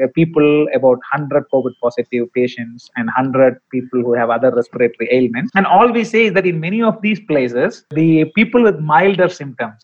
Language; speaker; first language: English; non-native, local second language; Malayalam